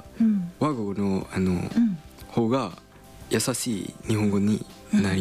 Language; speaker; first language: Japanese; non-native, learner; Khmer